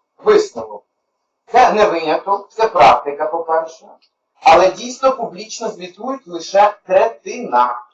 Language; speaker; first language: Ukrainian; native; Ukrainian